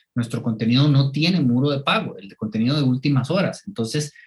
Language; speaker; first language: Spanish; native; Spanish